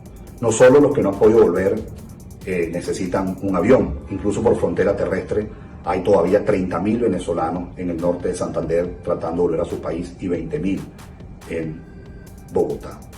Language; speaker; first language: Spanish; native; Spanish